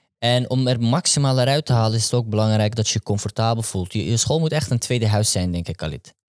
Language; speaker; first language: Dutch; early bilingual, other home language; Turkish